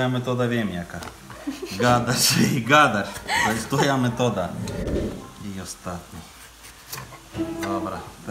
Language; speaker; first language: Polish; non-native, fluent; Ukrainian